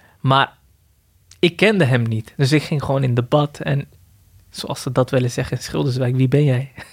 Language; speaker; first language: Dutch; early bilingual, other home language; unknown